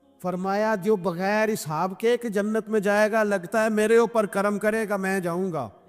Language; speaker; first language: Urdu; non-native, local second language; Punjabi